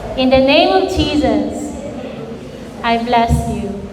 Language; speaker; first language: English; non-native, local second language; Filipino